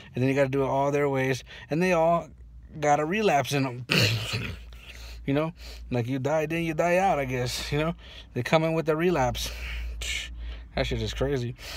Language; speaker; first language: English; early bilingual, other home language; Spanish